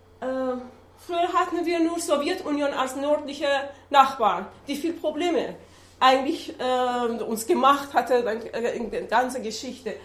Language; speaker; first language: German; non-native, learner; Persian